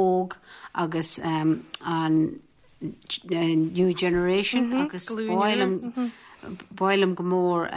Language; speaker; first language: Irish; non-native, local second language; English